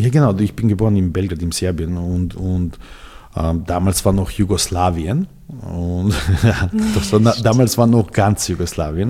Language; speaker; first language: German; non-native, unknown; Serbian